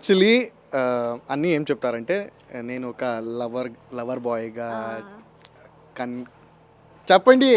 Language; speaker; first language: Telugu; non-native, learner; Kannada